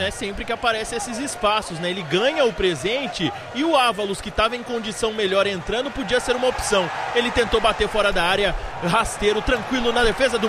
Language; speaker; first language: Portuguese; native; Portuguese